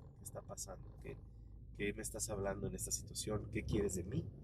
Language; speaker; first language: Spanish; native; Spanish